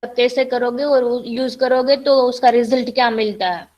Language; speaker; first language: Hindi; non-native, local second language; Gujarati